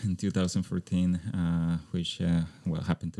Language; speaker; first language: English; non-native, fluent; Spanish